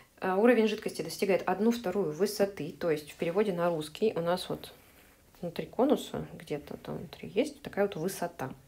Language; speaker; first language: Russian; native; Russian